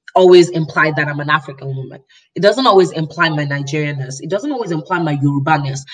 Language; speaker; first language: English; non-native, local second language; Yoruba